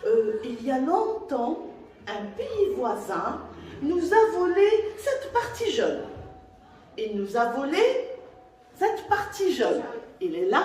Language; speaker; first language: French; non-native, local second language; Arabic